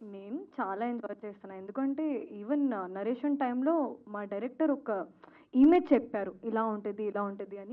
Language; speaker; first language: Telugu; non-native, learner; Hindi